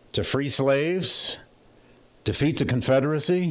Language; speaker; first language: English; native; English